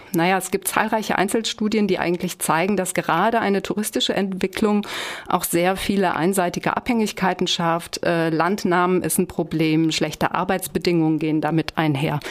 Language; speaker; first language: German; native; German